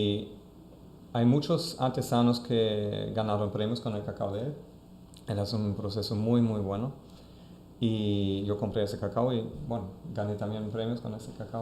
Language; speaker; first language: Spanish; non-native, fluent; German